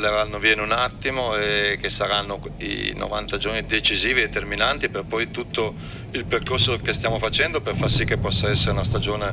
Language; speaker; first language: Italian; native; Italian